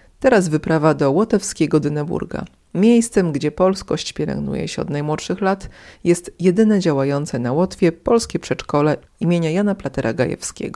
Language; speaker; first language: Polish; native; Polish